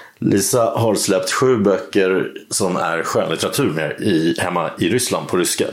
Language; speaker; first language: Swedish; native; Swedish